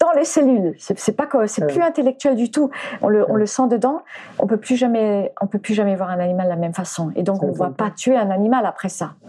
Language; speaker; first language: French; early bilingual, other home language; English